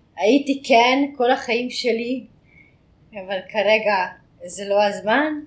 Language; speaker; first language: Hebrew; non-native, fluent; Hungarian